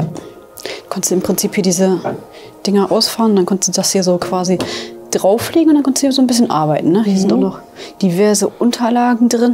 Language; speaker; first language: German; native; German